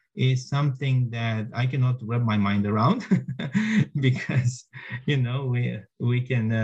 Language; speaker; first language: English; non-native, fluent; Romanian